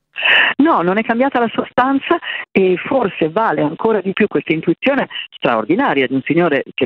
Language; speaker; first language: Italian; native; Italian